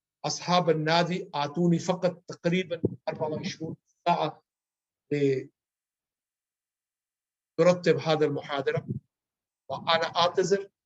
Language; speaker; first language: Arabic; non-native, learner; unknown